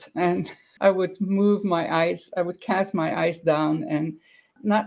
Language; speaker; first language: English; non-native, fluent; Dutch